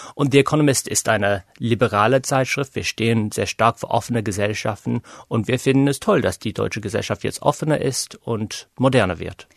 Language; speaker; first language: German; non-native, fluent; English